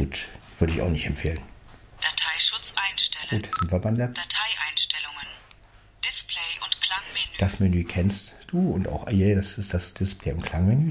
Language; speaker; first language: German; native; German